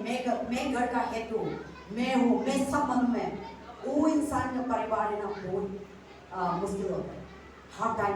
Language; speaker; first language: Hindi; non-native, local second language; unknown